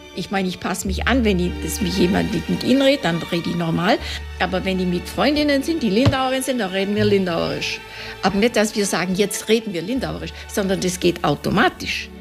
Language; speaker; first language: German; native; German